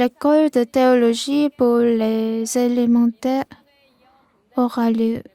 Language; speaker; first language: French; non-native, learner; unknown